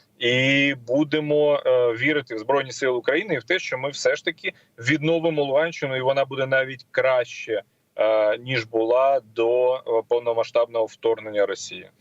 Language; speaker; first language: Ukrainian; non-native, local second language; Russian